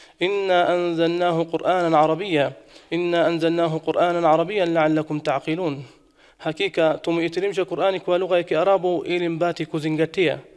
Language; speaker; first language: Swahili; non-native, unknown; Arabic